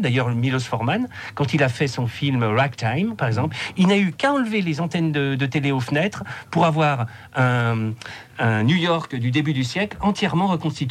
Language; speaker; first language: French; native; French